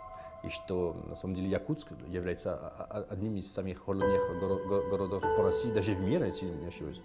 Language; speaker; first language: Russian; non-native, fluent; French